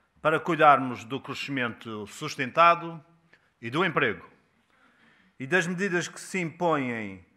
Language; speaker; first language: Portuguese; native; Portuguese